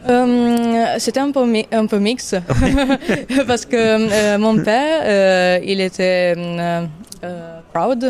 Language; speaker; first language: French; non-native, fluent; Italian